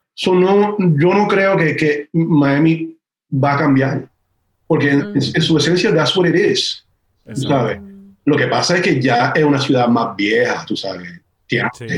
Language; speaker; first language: Spanish; early bilingual, heritage; Spanish